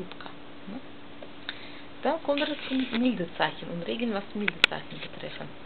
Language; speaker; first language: German; non-native, learner; Russian